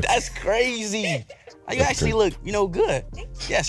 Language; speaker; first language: English; native; English